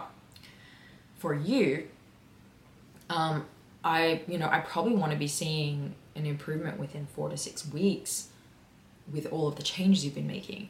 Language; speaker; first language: English; native; English